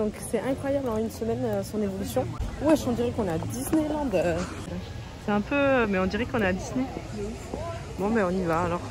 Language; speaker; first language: French; native; French